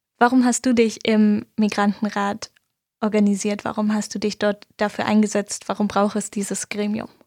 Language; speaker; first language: German; native; German